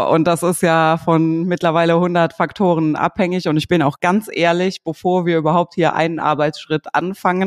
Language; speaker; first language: German; native; German